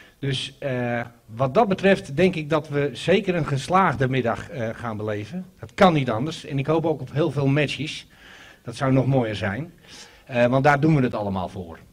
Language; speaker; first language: Dutch; native; Dutch